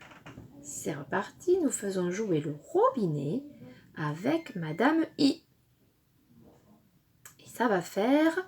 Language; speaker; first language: French; native; French